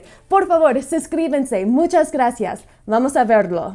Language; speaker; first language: Spanish; non-native, fluent; English